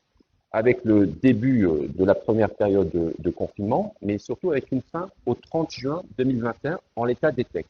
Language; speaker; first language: French; native; French